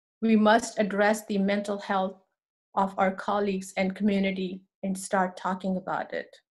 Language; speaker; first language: English; non-native, local second language; Urdu